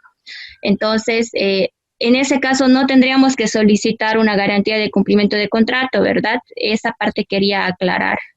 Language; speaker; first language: Spanish; native; Spanish